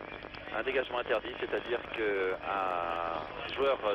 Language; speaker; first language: French; native; French